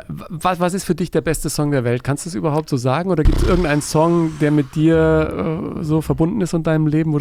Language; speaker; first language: German; native; German